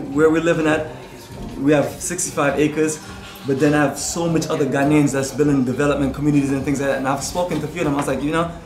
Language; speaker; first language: English; native; English